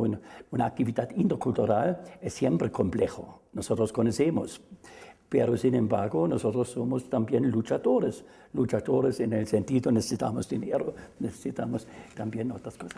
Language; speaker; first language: Spanish; non-native, fluent; German